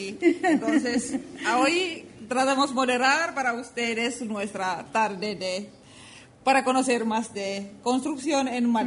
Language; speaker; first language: Spanish; non-native, learner; Finnish